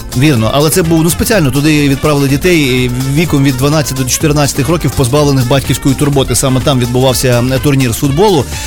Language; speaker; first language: Ukrainian; native; Ukrainian